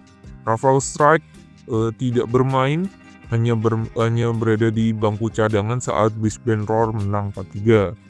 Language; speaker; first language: Indonesian; native; Indonesian